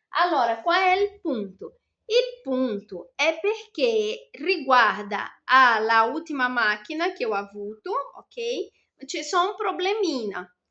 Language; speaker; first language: Italian; non-native, fluent; Portuguese